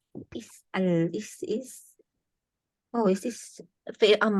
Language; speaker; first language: English; non-native, local second language; Malay